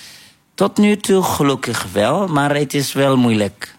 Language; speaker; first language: Dutch; non-native, fluent; Arabic